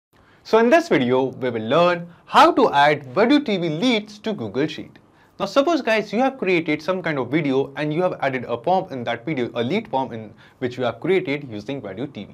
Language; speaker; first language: English; non-native, local second language; Hindi